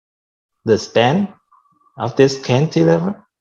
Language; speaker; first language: English; non-native, fluent; Vietnamese